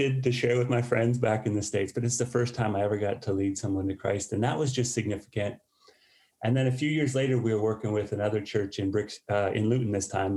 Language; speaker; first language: English; native; English